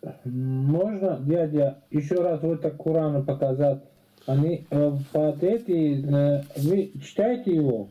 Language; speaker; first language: Russian; non-native, learner; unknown